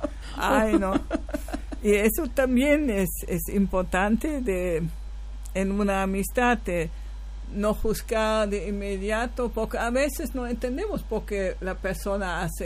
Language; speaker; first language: Spanish; non-native, fluent; German